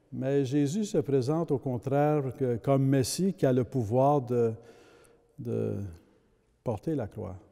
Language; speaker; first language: French; native; French